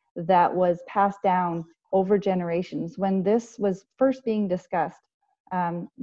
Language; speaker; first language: English; native; English